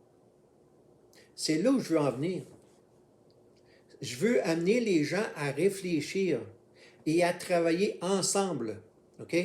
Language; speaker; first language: French; native; French